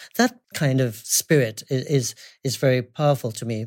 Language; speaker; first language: English; native; English